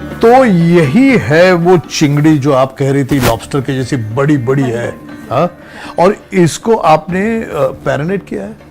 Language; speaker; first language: Hindi; native; Hindi